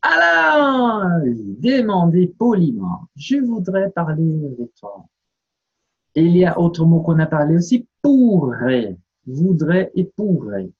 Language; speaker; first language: French; non-native, fluent; Portuguese